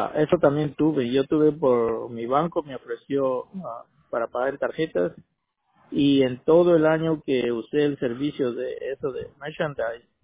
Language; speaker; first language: Spanish; native; Spanish